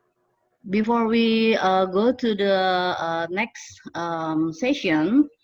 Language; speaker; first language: English; non-native, fluent; Indonesian